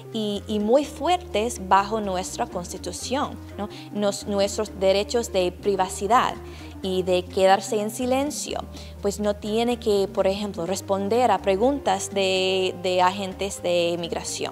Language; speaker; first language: Spanish; non-native, fluent; English